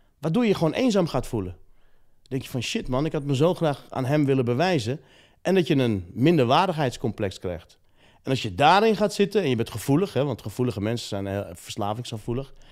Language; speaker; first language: Dutch; early bilingual, other home language; Riffian